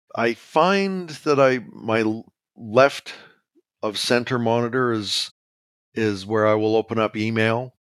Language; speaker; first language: English; native; English